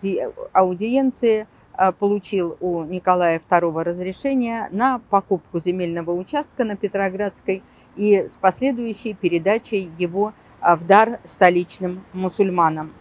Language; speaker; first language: Russian; native; Russian